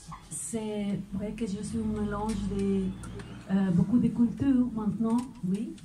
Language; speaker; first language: French; non-native, fluent; Croatian